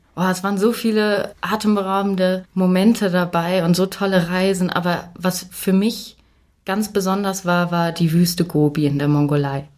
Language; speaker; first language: German; native; German